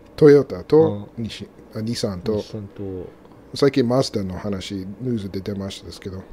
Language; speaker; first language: Japanese; non-native, fluent; English